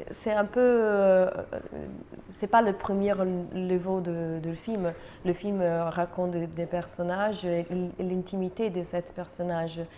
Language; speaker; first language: French; non-native, fluent; Italian